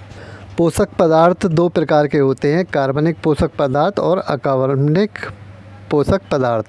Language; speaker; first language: Hindi; native; Hindi